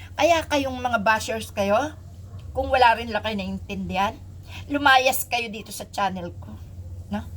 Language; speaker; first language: Filipino; native; Filipino